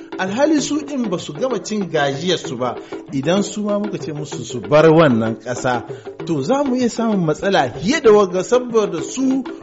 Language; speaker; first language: Hausa; native; Hausa